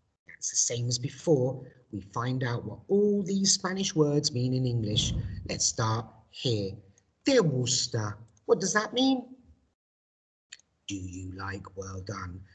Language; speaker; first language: English; native; English